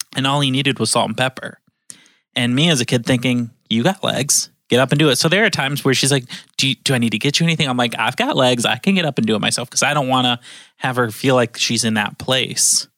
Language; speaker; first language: English; native; English